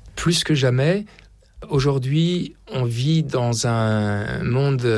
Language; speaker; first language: French; native; French